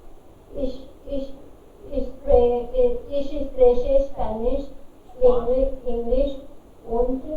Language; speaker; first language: German; non-native, learner; Hindi